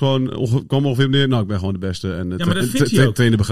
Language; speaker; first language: Dutch; native; Dutch